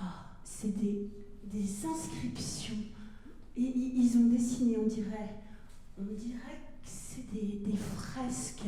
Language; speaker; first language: French; native; French